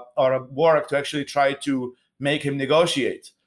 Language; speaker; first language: English; non-native, fluent; Arabic